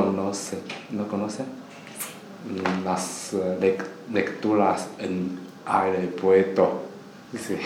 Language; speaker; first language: Spanish; non-native, learner; Chinese